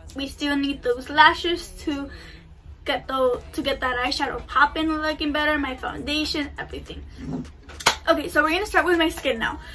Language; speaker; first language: English; early bilingual, other home language; Spanish